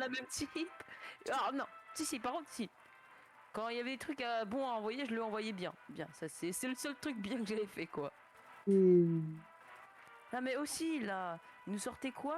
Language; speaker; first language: French; native; French